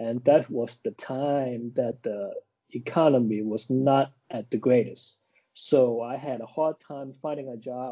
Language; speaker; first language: English; non-native, local second language; Cantonese